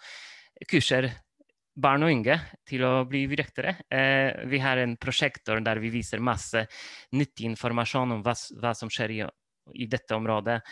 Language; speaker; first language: Norwegian; non-native, fluent; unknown